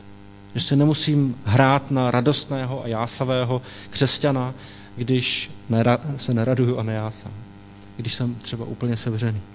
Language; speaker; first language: Czech; native; Czech